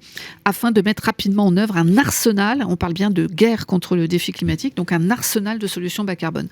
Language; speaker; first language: French; native; French